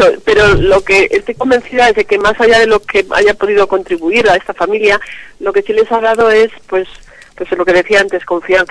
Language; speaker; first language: Spanish; native; Spanish